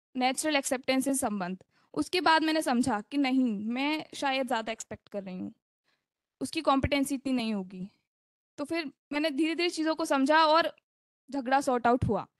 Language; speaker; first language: Hindi; native; Hindi